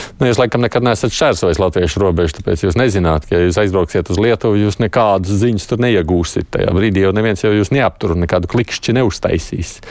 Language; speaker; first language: Latvian; native; Latvian